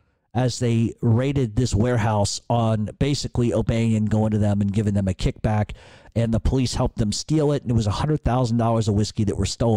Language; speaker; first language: English; native; English